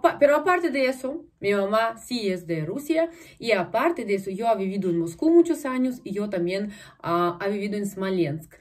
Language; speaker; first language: Spanish; non-native, fluent; Russian